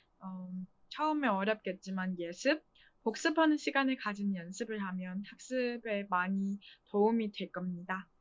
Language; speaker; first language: Korean; non-native, fluent; Chinese